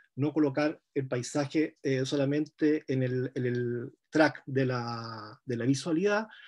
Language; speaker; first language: Spanish; native; Spanish